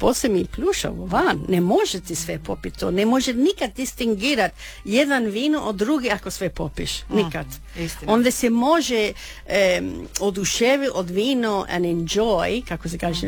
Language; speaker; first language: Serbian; non-native, learner; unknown